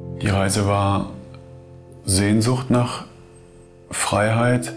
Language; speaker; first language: German; native; German